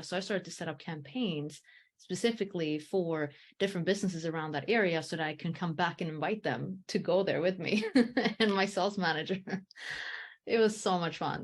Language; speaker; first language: English; early bilingual, heritage; English